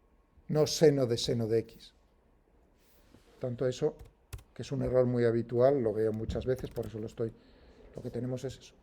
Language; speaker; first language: Spanish; native; Spanish